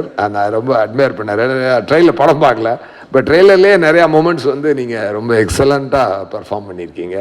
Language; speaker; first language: Tamil; native; Tamil